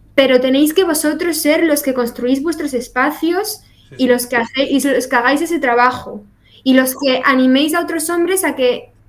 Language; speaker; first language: Spanish; native; Spanish